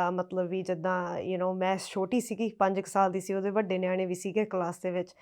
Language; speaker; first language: Punjabi; early bilingual, heritage; Punjabi